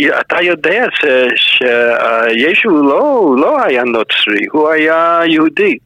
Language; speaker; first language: Hebrew; non-native, fluent; English